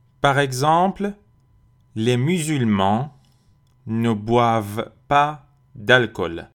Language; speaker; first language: French; non-native, fluent; Persian